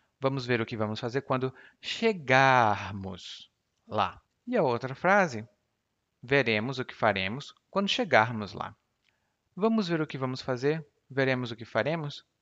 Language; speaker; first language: Portuguese; native; Portuguese